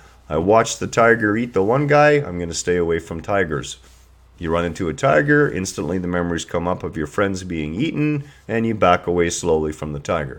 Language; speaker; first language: English; native; English